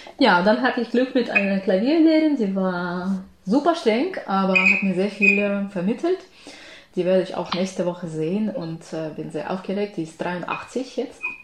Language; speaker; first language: German; non-native, fluent; Ukrainian